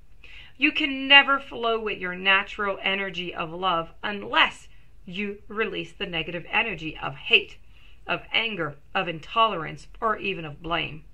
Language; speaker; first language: English; non-native, local second language; French